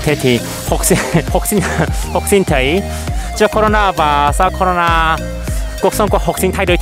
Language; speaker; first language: Vietnamese; non-native, learner; Korean